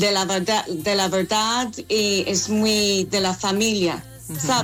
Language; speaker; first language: Spanish; non-native, fluent; English